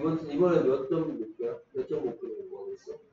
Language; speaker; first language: Korean; native; Korean